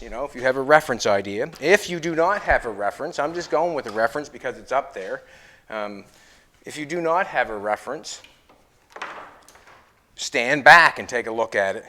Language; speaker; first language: English; native; English